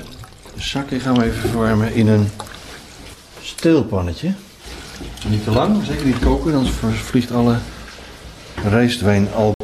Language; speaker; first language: Dutch; native; Dutch